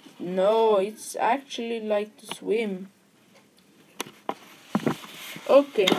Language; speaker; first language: English; non-native, learner; Swedish